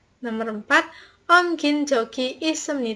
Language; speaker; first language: Korean; non-native, learner; Indonesian